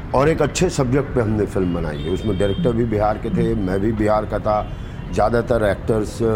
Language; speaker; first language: Hindi; native; Hindi